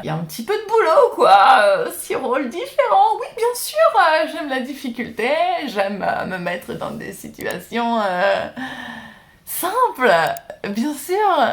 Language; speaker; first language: French; native; French